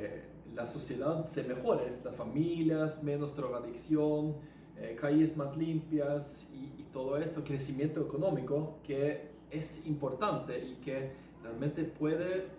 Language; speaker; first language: Spanish; non-native, fluent; Norwegian